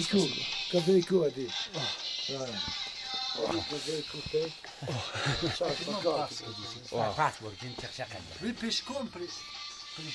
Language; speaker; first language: Russian; non-native, local second language; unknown